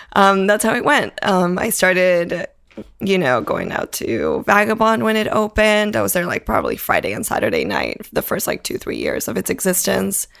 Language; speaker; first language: English; early bilingual, other home language; Spanish